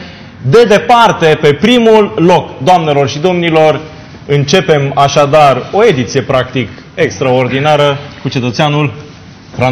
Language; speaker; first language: Romanian; native; Romanian